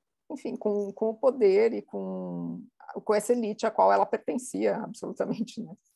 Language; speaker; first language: Portuguese; native; Portuguese